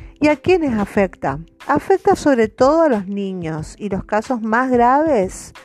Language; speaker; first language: Spanish; native; Spanish